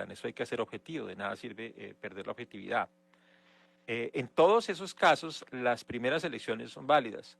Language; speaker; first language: Spanish; native; Spanish